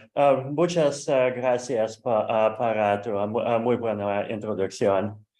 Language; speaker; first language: Spanish; non-native, learner; English